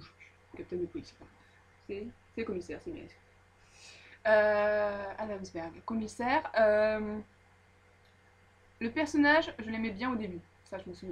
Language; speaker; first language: French; native; French